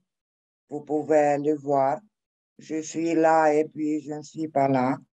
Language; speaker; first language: French; non-native, fluent; Romanian